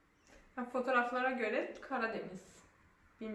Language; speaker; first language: Turkish; non-native, learner; Serbian